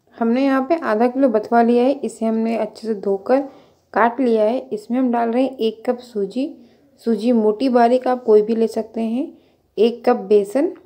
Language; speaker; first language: Hindi; native; Hindi